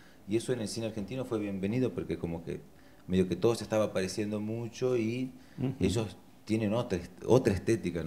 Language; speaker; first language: Spanish; native; Spanish